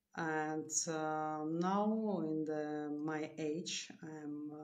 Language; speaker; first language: English; non-native, learner; Bulgarian